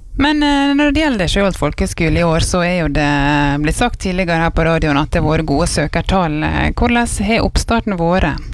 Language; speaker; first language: Norwegian; native; Norwegian